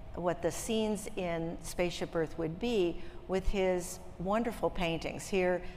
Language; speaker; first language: English; native; English